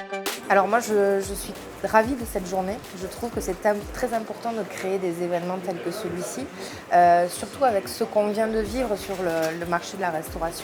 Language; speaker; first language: French; native; French